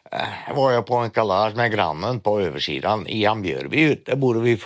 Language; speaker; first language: Swedish; non-native, fluent; Dutch